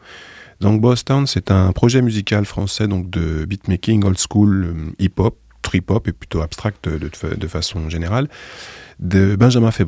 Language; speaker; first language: French; native; French